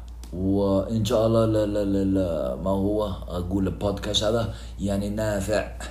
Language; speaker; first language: Arabic; non-native, learner; English